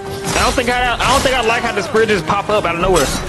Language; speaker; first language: English; native; English